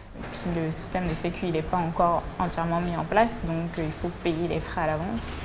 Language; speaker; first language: French; native; French